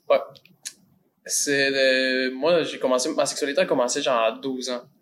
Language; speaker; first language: French; early bilingual, other home language; Spanish